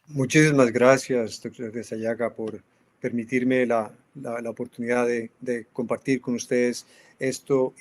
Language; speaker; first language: Spanish; native; Spanish